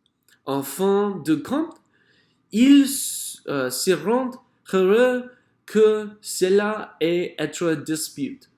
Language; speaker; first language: French; non-native, learner; English